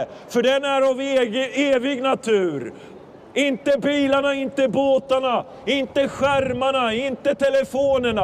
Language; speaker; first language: Swedish; non-native, fluent; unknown